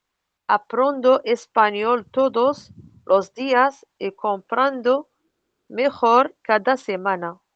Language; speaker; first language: Spanish; non-native, learner; Arabic